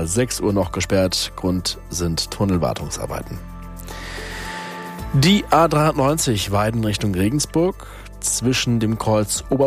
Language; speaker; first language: German; native; German